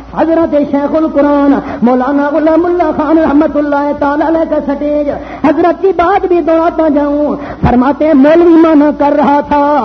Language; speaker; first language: Urdu; non-native, local second language; Punjabi